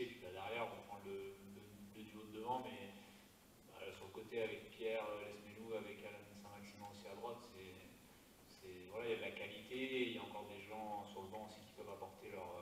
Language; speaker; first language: French; native; French